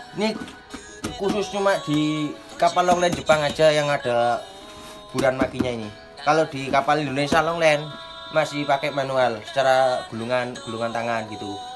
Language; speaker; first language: Indonesian; native; Indonesian